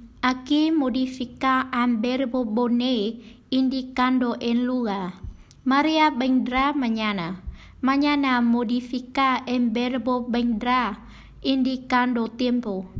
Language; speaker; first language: Spanish; non-native, learner; Vietnamese